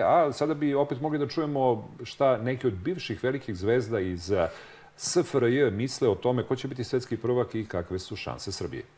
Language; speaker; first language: Serbian; native; Serbian